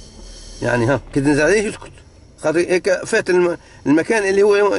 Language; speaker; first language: Arabic; native; Arabic